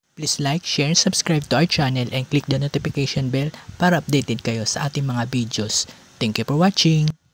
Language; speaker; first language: Filipino; native; Filipino